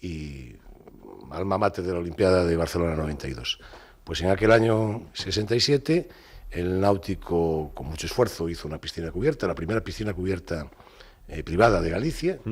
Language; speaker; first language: Spanish; native; Spanish